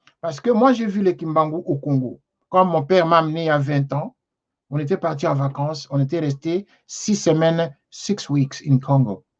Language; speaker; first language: French; non-native, local second language; Lingala